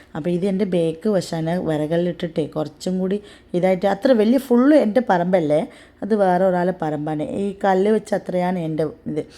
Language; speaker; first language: Malayalam; non-native, fluent; Tamil